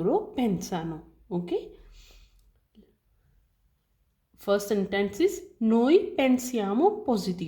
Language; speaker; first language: Italian; non-native, learner; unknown